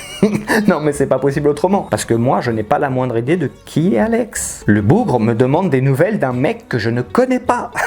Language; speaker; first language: French; native; French